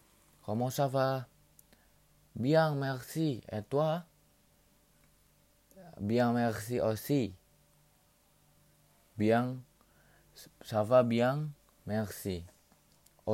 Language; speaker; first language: French; non-native, learner; Indonesian